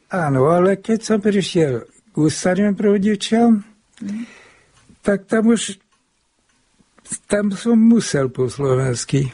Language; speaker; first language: Slovak; non-native, local second language; Hungarian